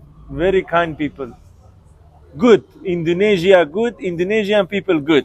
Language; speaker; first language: English; non-native, learner; Persian